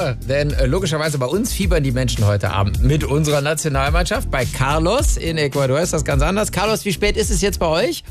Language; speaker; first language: German; native; German